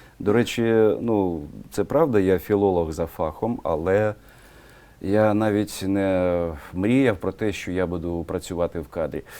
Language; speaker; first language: Ukrainian; non-native, local second language; Russian